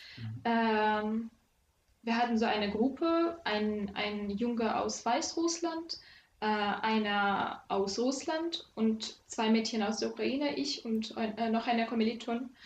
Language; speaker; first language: German; non-native, fluent; Ukrainian